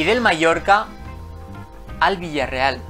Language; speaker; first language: Spanish; native; Spanish